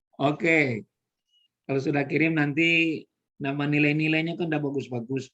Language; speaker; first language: Indonesian; native; Indonesian